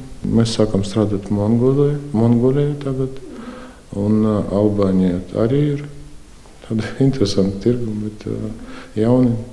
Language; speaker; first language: Latvian; non-native, local second language; Russian